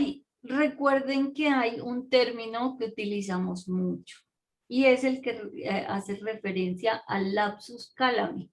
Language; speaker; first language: Spanish; native; Spanish